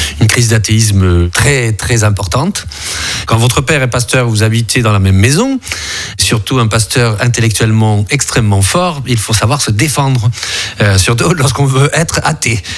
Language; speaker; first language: French; early bilingual, other home language; Spanish